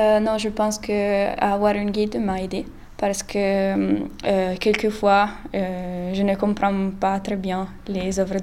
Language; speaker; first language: French; non-native, learner; Italian